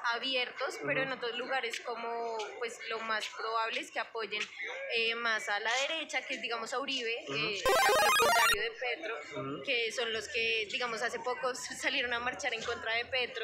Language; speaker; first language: Spanish; native; Spanish